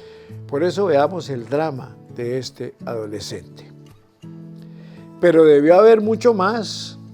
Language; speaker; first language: Spanish; native; Spanish